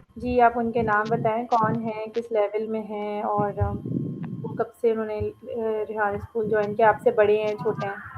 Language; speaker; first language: Urdu; native; Urdu